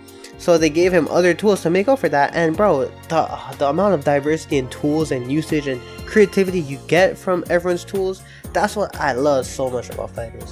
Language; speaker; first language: English; native; English